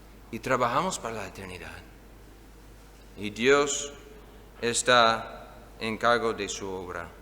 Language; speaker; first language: Spanish; non-native, fluent; English